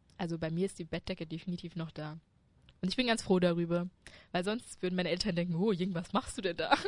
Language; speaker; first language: German; early bilingual, other home language; Chinese